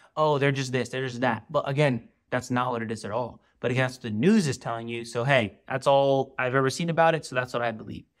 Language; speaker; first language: English; native; English